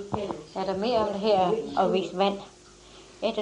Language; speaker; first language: Danish; native; Danish